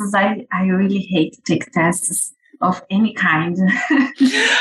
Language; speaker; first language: English; non-native, fluent; Portuguese